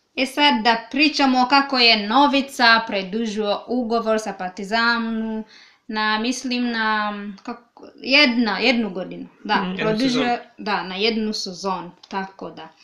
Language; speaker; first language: Serbian; non-native, learner; Swahili